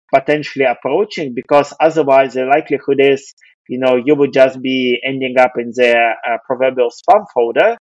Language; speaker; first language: English; non-native, fluent; Russian